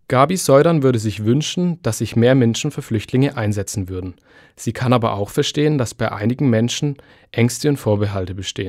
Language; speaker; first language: German; native; German